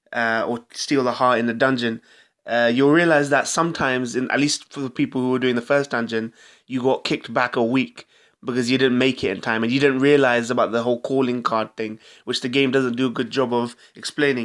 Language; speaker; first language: English; native; English